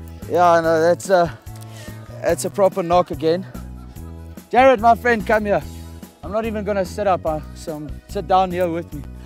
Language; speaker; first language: English; non-native, local second language; Afrikaans